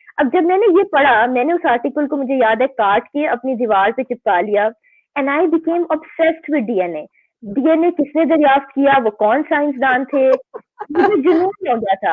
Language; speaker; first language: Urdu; native; Urdu